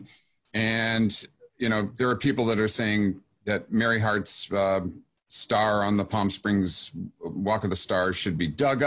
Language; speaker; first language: English; native; English